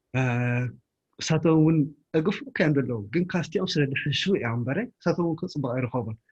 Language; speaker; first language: Tigrinya; native; Tigrinya